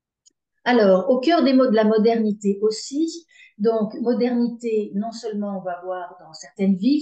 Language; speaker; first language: French; native; French